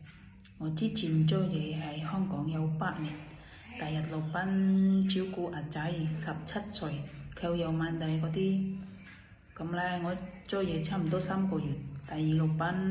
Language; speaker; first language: Cantonese; non-native, learner; Indonesian